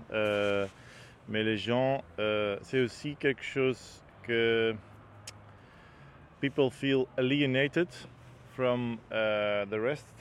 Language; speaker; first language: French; non-native, learner; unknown